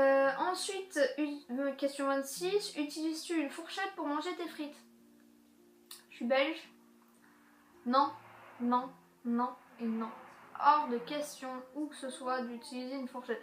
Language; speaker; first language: French; native; French